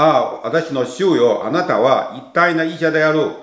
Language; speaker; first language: Japanese; non-native, learner; Chinese